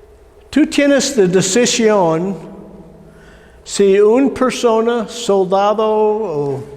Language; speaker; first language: Spanish; non-native, learner; English